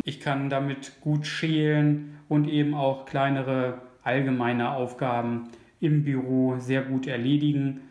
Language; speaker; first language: German; native; German